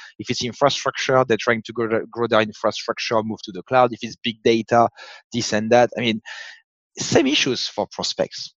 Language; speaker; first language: English; non-native, fluent; French